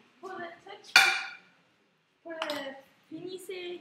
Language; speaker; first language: French; non-native, learner; English